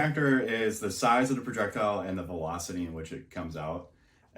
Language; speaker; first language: English; native; English